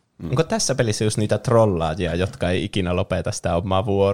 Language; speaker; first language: Finnish; native; Finnish